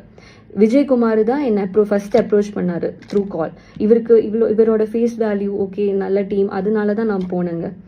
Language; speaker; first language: Tamil; non-native, local second language; Malayalam